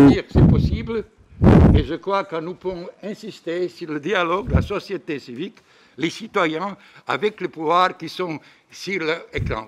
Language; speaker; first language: French; non-native, fluent; Bosnian